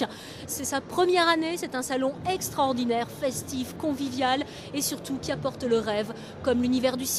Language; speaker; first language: French; native; French